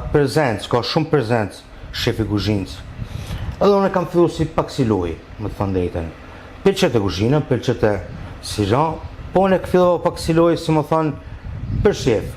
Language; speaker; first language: Albanian; early bilingual, heritage; Albanian